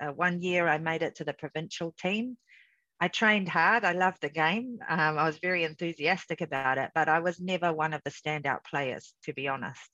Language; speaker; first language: English; native; English